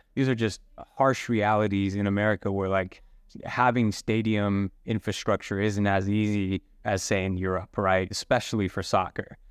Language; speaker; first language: English; native; English